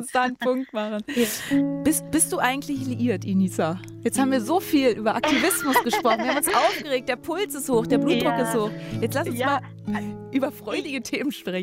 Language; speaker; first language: German; native; German